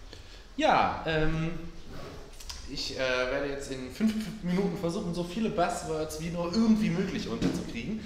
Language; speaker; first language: German; native; German